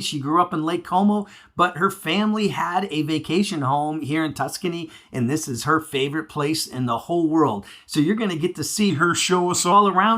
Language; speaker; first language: English; native; English